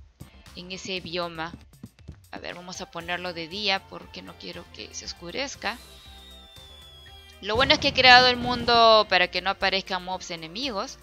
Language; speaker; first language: Spanish; native; Spanish